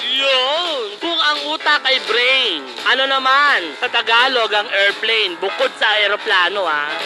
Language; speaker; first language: Filipino; native; Filipino